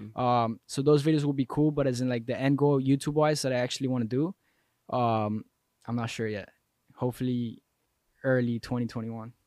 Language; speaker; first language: English; early bilingual, other home language; Spanish